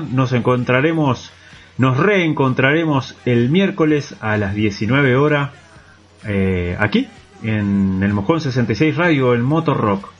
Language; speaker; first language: Spanish; native; Spanish